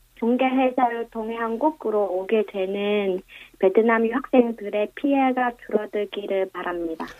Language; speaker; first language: Korean; non-native, fluent; Vietnamese